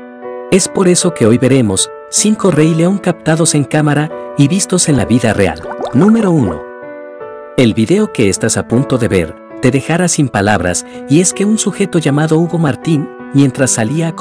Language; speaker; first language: Spanish; native; Spanish